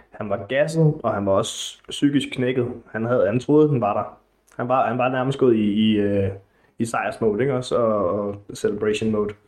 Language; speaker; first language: Danish; native; Danish